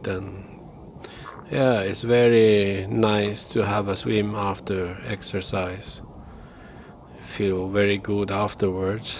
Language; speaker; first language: English; non-native, learner; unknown